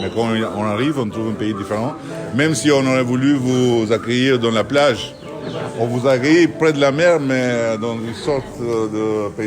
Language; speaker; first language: French; non-native, fluent; Albanian